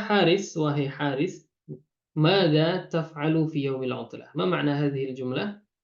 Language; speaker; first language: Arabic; non-native, fluent; Indonesian